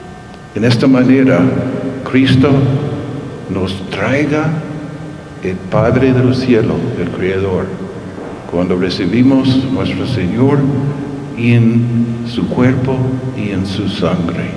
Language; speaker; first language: Spanish; non-native, fluent; English